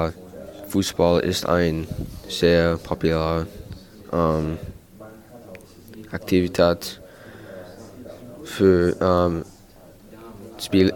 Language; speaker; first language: German; non-native, learner; English